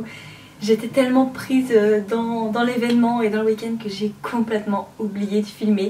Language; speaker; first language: French; native; French